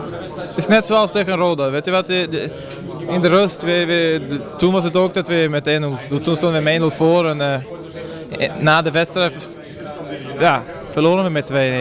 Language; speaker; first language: Dutch; non-native, fluent; Swedish